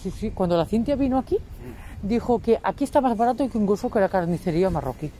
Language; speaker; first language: Spanish; native; Spanish